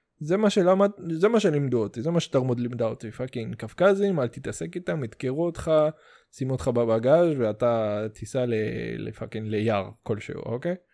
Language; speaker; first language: Hebrew; early bilingual, other home language; Russian